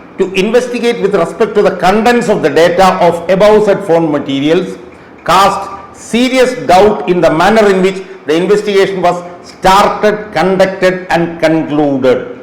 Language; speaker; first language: English; non-native, local second language; Malayalam